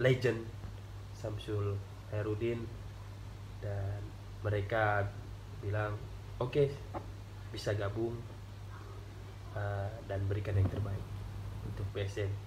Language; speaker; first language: Indonesian; non-native, local second language; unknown